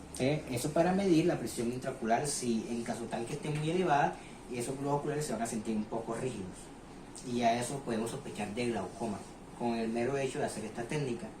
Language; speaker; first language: Spanish; native; Spanish